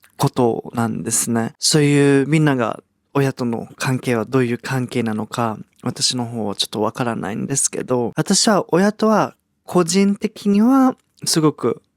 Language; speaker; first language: Japanese; early bilingual, other home language; Portuguese